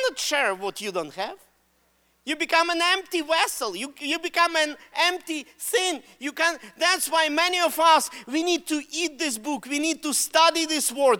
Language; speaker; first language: English; non-native, fluent; Russian